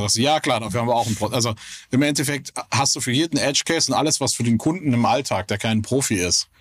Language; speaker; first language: German; native; German